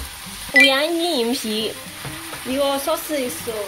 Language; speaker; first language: Korean; non-native, learner; Cantonese